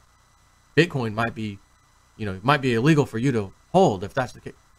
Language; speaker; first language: English; native; English